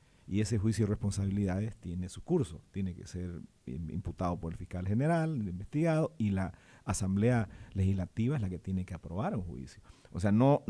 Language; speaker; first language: Spanish; native; Spanish